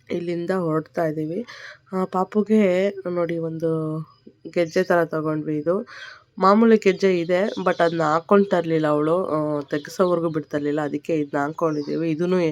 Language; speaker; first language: Kannada; native; Kannada